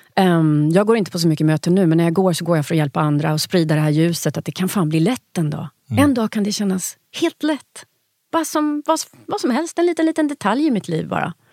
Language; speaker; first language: Swedish; native; Swedish